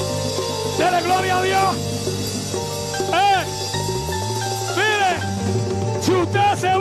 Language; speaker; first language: Spanish; native; Spanish